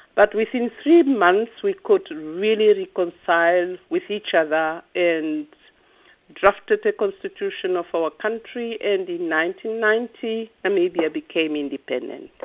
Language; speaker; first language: English; non-native, local second language; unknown